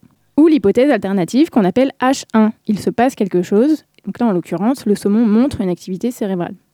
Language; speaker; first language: French; native; French